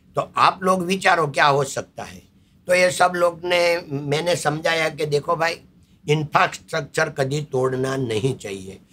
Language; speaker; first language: Hindi; non-native, local second language; Gujarati